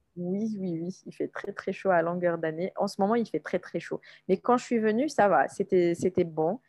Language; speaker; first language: French; non-native, local second language; Arabic